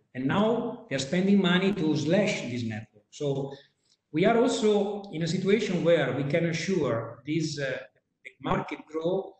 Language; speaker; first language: English; non-native, fluent; Italian